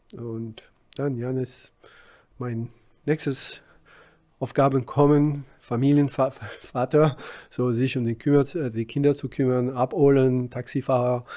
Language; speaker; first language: German; non-native, fluent; French